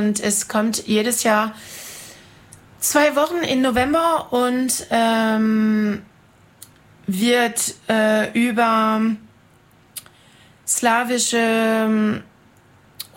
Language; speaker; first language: German; non-native, fluent; French